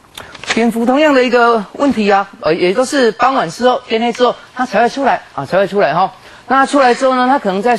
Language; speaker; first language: Chinese; native; Chinese